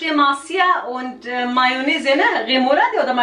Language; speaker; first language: German; non-native, learner; Central Kurdish